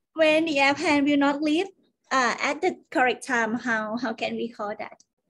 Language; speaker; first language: English; non-native, fluent; Thai